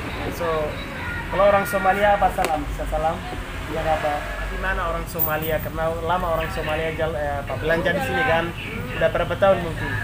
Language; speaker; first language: Indonesian; non-native, fluent; Somali